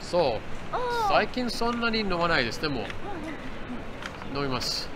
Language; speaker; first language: Japanese; non-native, learner; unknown